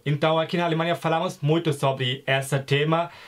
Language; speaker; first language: Portuguese; non-native, fluent; German